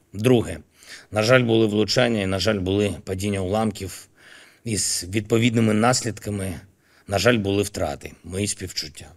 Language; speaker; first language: Ukrainian; non-native, local second language; Russian